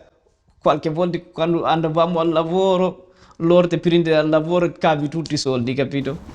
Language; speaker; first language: Italian; non-native, learner; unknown